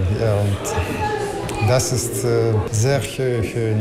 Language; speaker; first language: German; non-native, learner; Russian